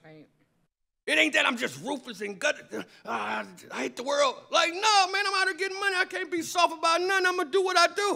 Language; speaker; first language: English; native; English